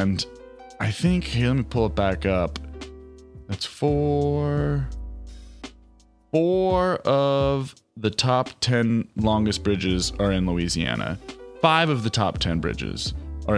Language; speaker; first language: English; native; English